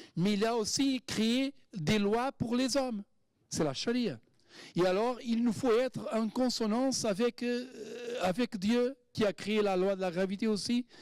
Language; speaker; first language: French; non-native, fluent; Portuguese